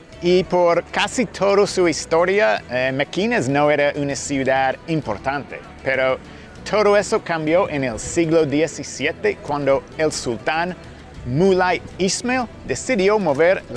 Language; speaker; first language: Spanish; non-native, fluent; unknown